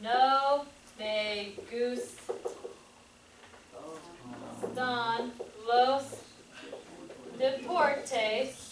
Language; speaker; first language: Spanish; non-native, fluent; English